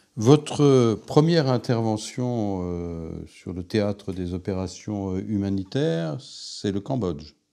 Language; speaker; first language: French; native; French